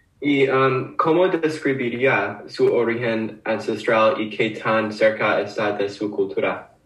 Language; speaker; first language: Spanish; non-native, learner; English